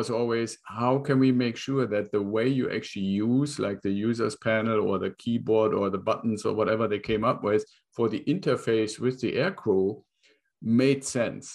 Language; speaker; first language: English; non-native, fluent; German